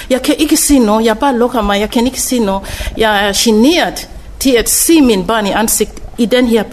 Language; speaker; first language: Danish; non-native, fluent; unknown